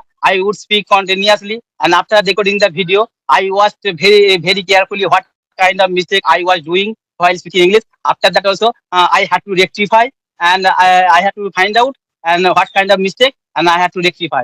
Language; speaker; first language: English; non-native, learner; Bangla